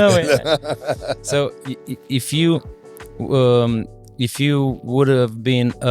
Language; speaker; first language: English; non-native, fluent; Romanian